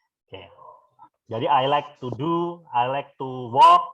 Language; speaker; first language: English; non-native, fluent; Indonesian